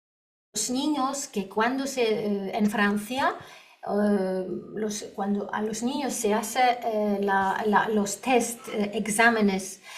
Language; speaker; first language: Spanish; non-native, learner; Polish